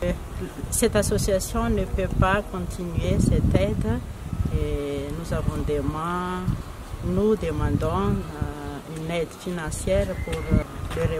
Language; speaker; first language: French; non-native, local second language; Malagasy